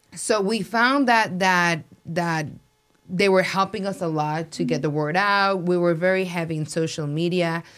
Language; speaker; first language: English; non-native, fluent; Spanish